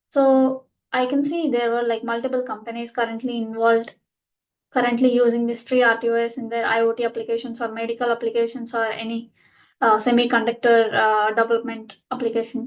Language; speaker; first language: English; non-native, local second language; Telugu